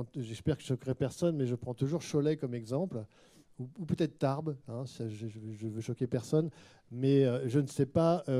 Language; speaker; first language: French; native; French